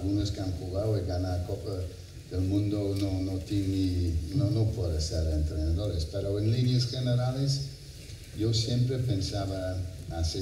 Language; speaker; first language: Spanish; non-native, fluent; English